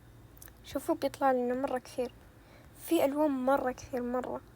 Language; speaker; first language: Arabic; native; Arabic